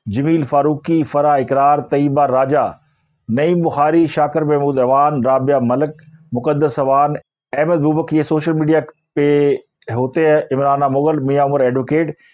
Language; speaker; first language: Urdu; native; Urdu